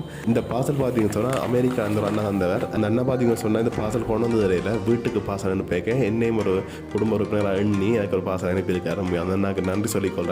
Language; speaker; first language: Tamil; native; Tamil